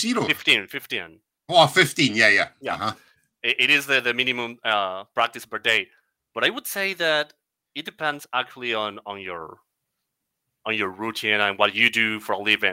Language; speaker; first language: English; non-native, fluent; Spanish